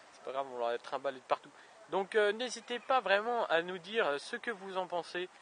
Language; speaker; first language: French; native; French